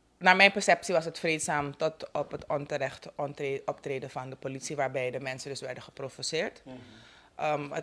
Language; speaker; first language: Dutch; native; Dutch